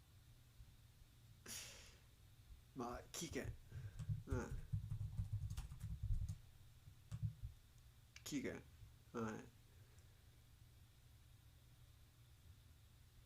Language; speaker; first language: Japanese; non-native, learner; Spanish